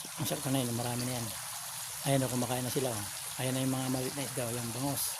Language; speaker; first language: Filipino; non-native, local second language; Pangasinan